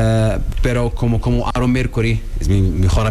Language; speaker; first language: Spanish; non-native, learner; Arabic